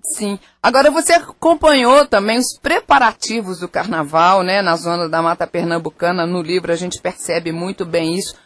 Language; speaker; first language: Portuguese; native; Portuguese